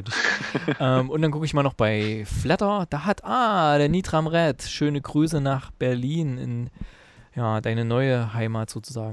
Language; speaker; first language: German; native; German